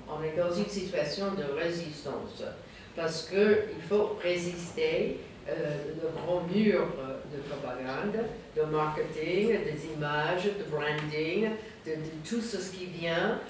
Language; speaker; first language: French; non-native, fluent; English